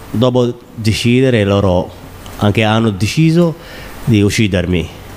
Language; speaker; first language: Italian; non-native, learner; Somali